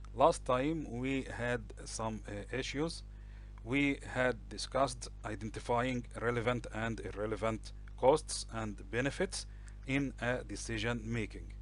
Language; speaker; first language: English; non-native, local second language; Arabic